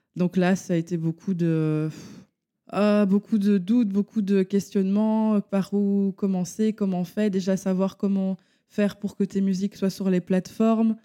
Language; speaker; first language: French; native; French